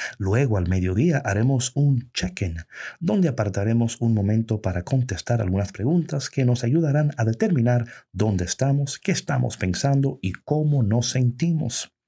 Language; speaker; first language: Spanish; early bilingual, heritage; Spanish